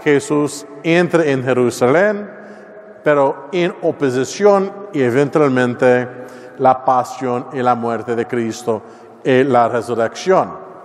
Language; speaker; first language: Spanish; non-native, learner; English